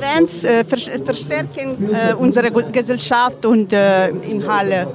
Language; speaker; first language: German; non-native, learner; Ukrainian